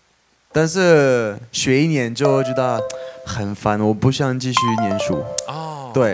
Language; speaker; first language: Chinese; non-native, fluent; French